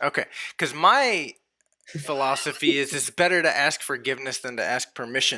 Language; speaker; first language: English; native; English